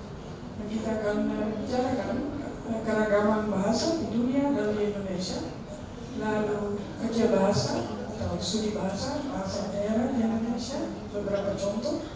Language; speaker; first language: Indonesian; non-native, fluent; Dutch